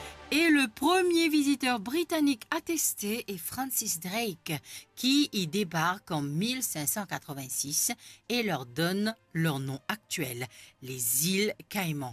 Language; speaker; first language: French; non-native, local second language; Morisyen